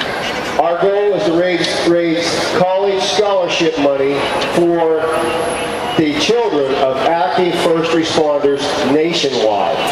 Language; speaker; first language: English; native; English